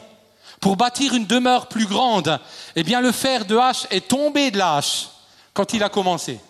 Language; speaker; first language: French; native; French